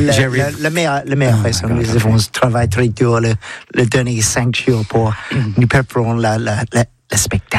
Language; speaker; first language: French; non-native, learner; English